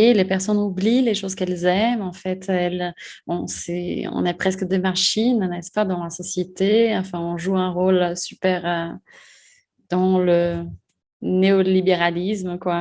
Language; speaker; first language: French; non-native, fluent; Portuguese